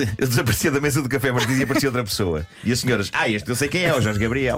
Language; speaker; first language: Portuguese; native; Portuguese